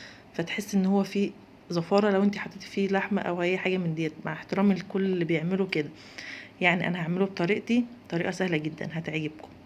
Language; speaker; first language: Arabic; native; Arabic